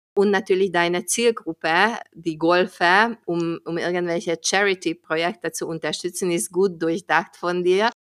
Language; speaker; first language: German; non-native, fluent; Hungarian